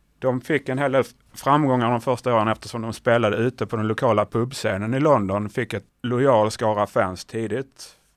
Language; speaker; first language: Swedish; native; Swedish